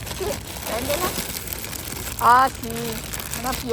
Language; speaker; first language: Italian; non-native, learner; Filipino